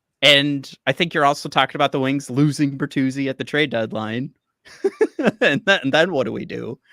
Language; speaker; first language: English; native; English